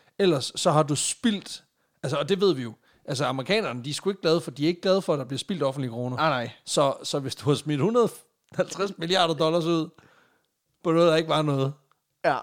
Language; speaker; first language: Danish; native; Danish